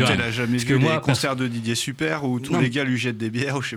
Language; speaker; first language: French; native; French